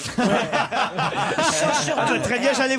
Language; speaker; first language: French; native; French